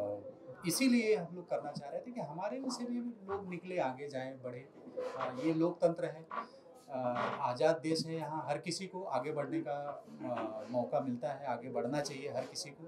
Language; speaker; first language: Hindi; native; Hindi